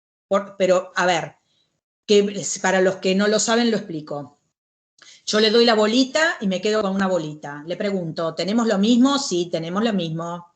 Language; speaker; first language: Spanish; native; Spanish